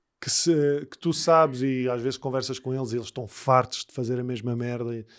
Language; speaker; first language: Portuguese; native; Portuguese